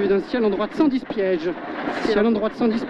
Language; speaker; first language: French; native; French